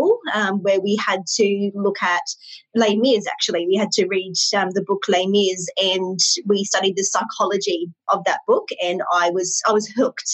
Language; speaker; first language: English; native; English